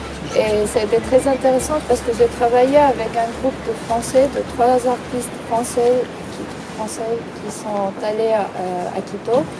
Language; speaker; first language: French; non-native, fluent; Spanish